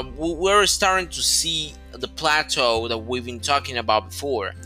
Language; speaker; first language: English; non-native, fluent; Spanish